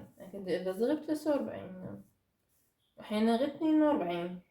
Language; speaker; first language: Arabic; native; Arabic